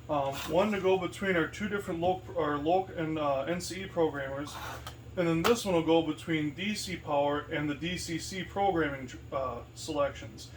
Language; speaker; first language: English; native; English